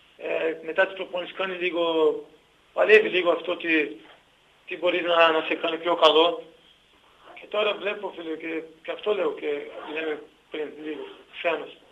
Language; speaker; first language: Greek; non-native, learner; Portuguese